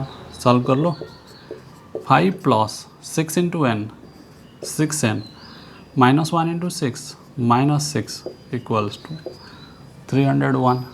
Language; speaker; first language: Hindi; non-native, local second language; Odia